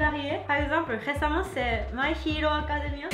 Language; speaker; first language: French; non-native, learner; Japanese